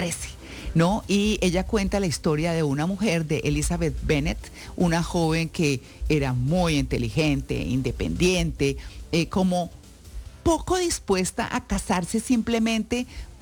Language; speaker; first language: Spanish; native; Spanish